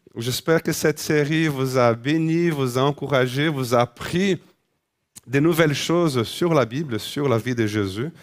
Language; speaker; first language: French; non-native, fluent; Portuguese